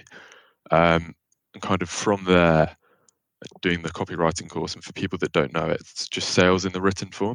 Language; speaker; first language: English; native; English